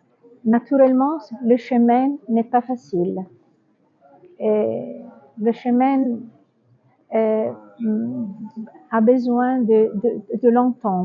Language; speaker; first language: French; non-native, fluent; Italian